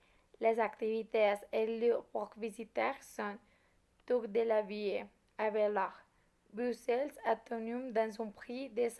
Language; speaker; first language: French; non-native, learner; Spanish